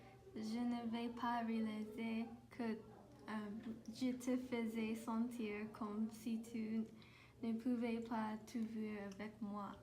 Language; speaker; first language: French; non-native, learner; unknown